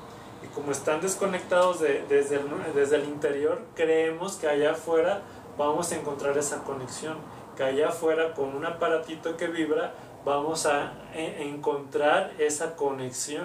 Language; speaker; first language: Spanish; native; Spanish